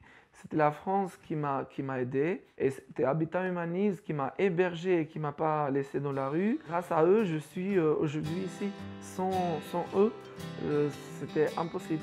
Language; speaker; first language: French; non-native, fluent; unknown